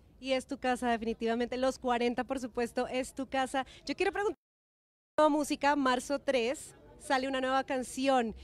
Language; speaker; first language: Spanish; native; Spanish